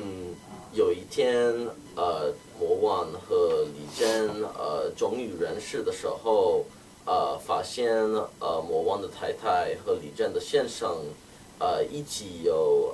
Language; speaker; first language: Chinese; non-native, learner; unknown